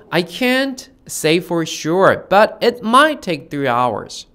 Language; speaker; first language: English; non-native, fluent; Korean